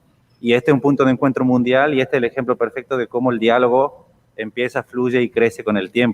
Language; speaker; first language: Spanish; native; Spanish